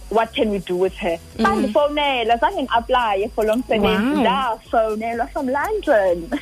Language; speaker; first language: English; non-native, local second language; Xhosa